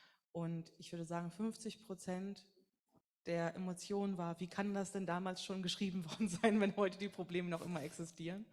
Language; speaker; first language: German; native; German